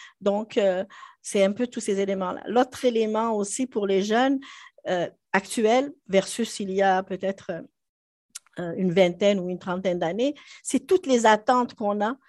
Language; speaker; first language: French; non-native, local second language; Arabic